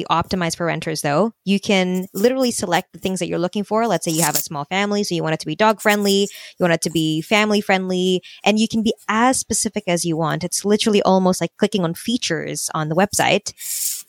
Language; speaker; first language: English; native; English